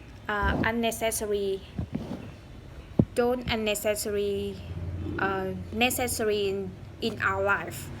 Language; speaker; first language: English; non-native, learner; Vietnamese